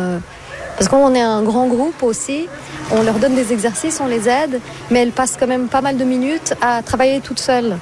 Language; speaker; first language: French; non-native, fluent; Portuguese